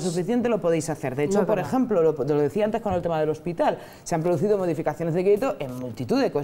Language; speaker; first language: Spanish; native; Spanish